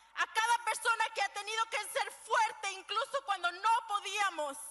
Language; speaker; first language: Spanish; early bilingual, other home language; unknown